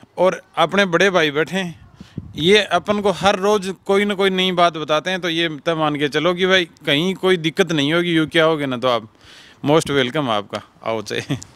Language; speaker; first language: Hindi; non-native, local second language; Punjabi